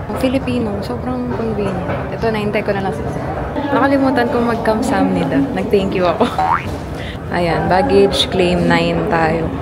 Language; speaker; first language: Filipino; native; Filipino